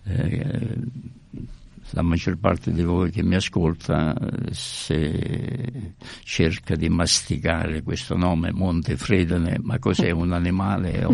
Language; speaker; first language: Italian; native; Italian